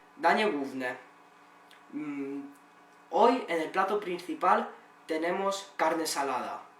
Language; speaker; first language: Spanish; non-native, learner; Polish